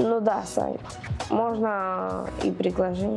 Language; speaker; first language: Russian; non-native, fluent; Spanish